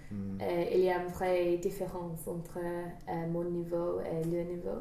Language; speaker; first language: French; non-native, learner; English